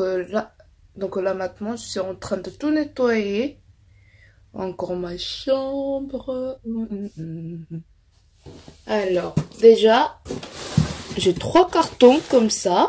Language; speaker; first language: French; non-native, fluent; Korean